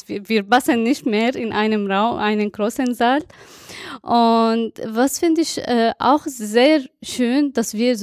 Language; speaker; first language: German; non-native, fluent; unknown